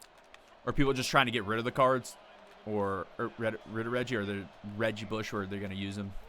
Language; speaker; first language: English; native; English